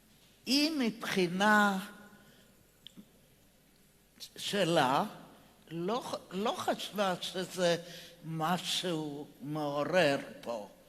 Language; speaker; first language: Hebrew; non-native, fluent; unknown